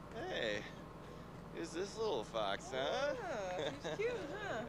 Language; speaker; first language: English; non-native, fluent; Norwegian